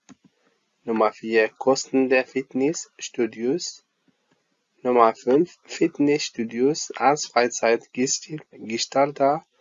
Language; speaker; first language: German; non-native, fluent; Arabic